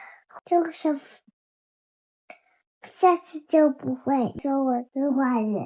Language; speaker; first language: Chinese; early bilingual, heritage; Chinese